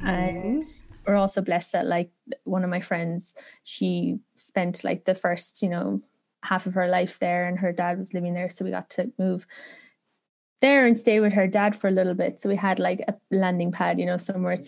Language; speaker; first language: English; native; English